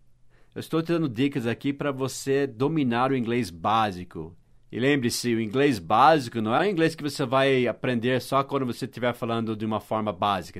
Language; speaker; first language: Portuguese; non-native, fluent; English